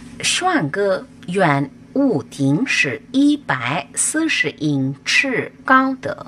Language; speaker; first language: Chinese; non-native, fluent; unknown